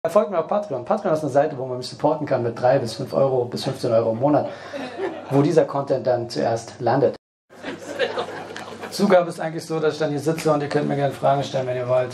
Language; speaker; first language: German; native; German